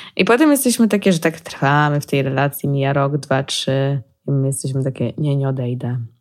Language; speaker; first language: Polish; early bilingual, heritage; Polish